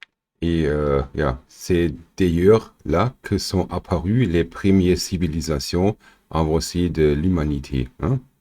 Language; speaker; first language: French; non-native, learner; German